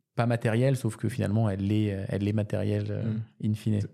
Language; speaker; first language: French; native; French